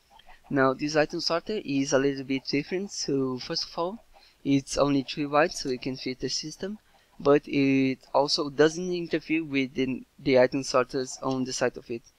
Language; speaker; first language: English; non-native, fluent; Portuguese